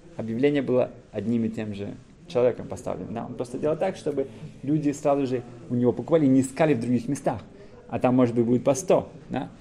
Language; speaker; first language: Russian; early bilingual, heritage; Russian